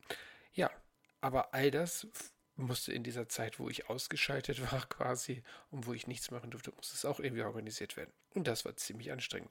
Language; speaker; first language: German; native; German